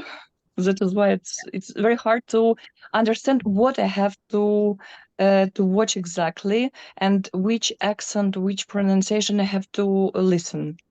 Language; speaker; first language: English; non-native, learner; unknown